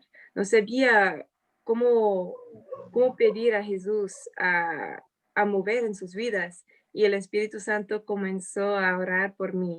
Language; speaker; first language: Spanish; non-native, fluent; English